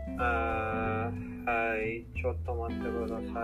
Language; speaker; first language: Japanese; non-native, learner; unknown